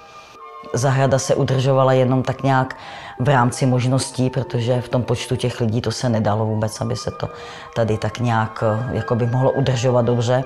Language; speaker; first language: Czech; native; Czech